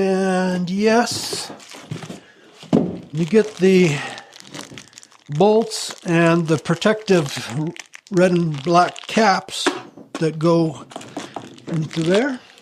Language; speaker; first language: English; native; English